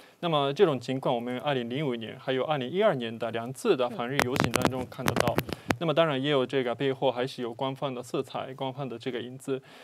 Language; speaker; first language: Chinese; non-native, fluent; Japanese